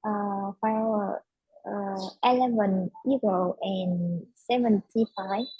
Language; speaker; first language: English; non-native, learner; Vietnamese